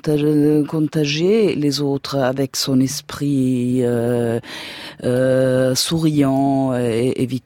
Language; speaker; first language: French; non-native, fluent; German